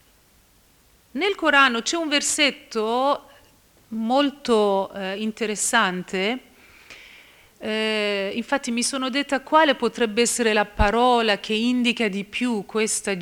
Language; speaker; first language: Italian; non-native, fluent; Persian